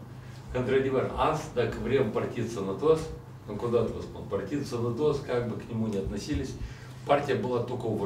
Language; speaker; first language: Romanian; non-native, local second language; Russian